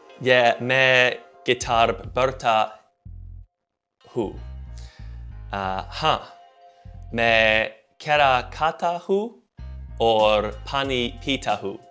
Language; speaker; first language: Hindi; non-native, learner; English